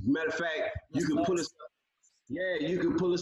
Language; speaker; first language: English; native; English